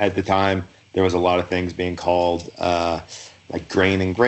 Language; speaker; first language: English; native; English